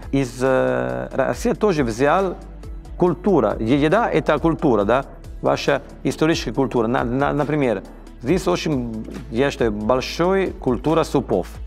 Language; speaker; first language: Russian; non-native, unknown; Italian